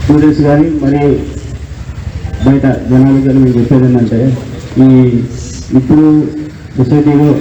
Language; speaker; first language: Telugu; native; Telugu